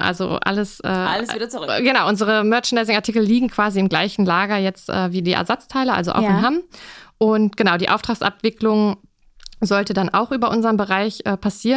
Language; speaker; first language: German; native; German